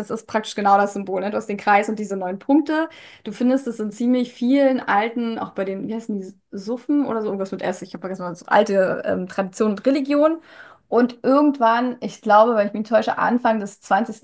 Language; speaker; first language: German; native; German